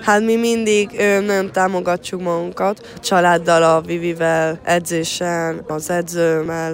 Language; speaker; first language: Hungarian; early bilingual, other home language; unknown